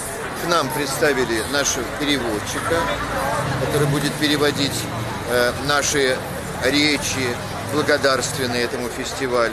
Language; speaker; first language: Russian; native; Russian